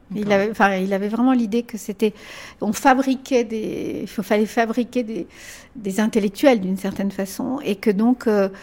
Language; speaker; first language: French; early bilingual, other home language; Spanish